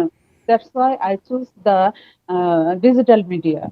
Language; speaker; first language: English; non-native, learner; Bangla